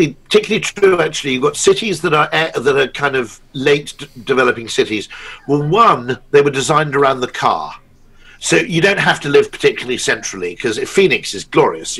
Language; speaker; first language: English; native; English